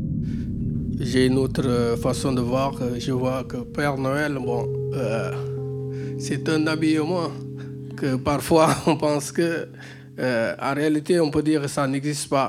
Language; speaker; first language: French; non-native, local second language; Wolof